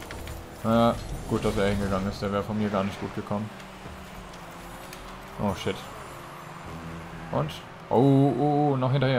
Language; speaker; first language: German; native; German